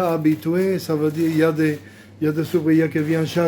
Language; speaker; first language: French; non-native, fluent; Spanish